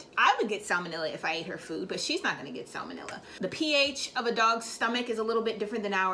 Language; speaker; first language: English; native; English